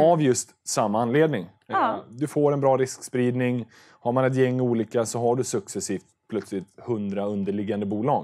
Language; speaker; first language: Swedish; native; Swedish